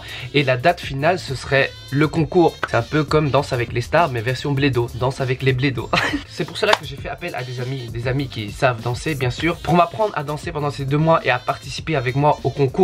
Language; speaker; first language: French; native; French